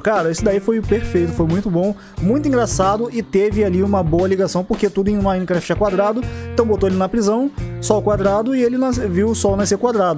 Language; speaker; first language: Portuguese; native; Portuguese